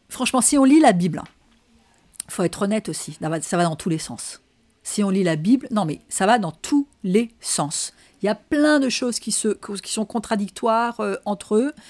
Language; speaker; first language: French; non-native, fluent; Danish